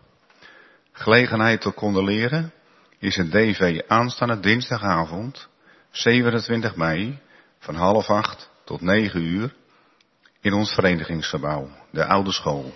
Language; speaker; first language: Dutch; native; Dutch